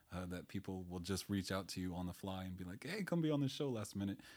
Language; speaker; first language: English; native; English